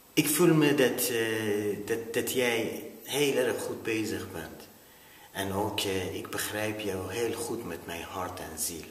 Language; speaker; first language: Dutch; non-native, learner; Persian